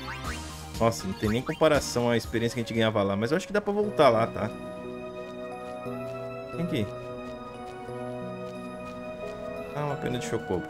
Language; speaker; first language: Portuguese; native; Portuguese